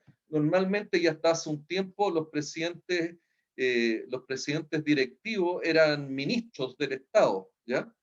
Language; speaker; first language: Spanish; native; Spanish